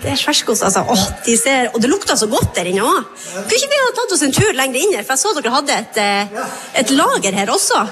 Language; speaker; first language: Norwegian; native; Norwegian